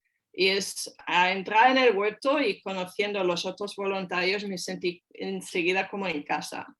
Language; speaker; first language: Spanish; non-native, fluent; German